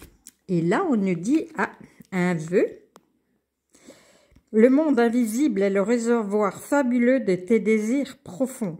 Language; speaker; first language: French; native; French